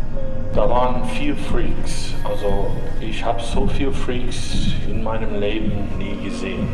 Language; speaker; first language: German; non-native, fluent; English